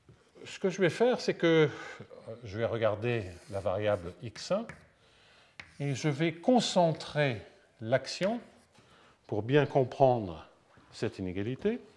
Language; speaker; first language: French; native; French